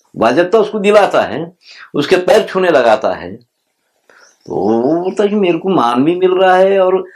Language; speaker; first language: Hindi; non-native, local second language; Telugu